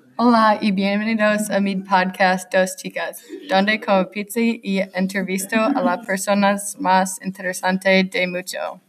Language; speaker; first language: Spanish; non-native, learner; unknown